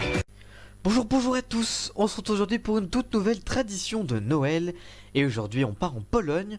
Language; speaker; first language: French; native; French